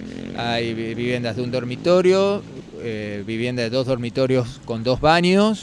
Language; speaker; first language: Spanish; native; Spanish